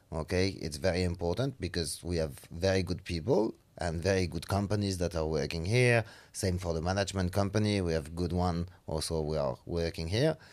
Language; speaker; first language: English; non-native, fluent; French